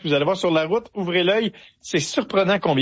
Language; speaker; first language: French; native; French